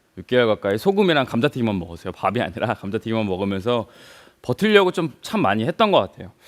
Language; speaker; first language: Korean; native; Korean